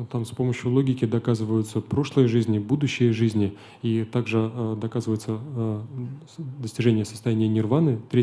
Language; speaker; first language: Russian; native; Russian